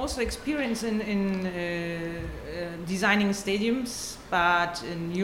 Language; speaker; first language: English; non-native, fluent; German